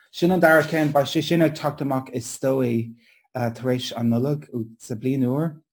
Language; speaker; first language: Irish; non-native, local second language; English